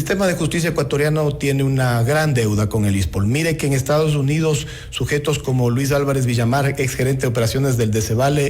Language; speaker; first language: Spanish; native; Spanish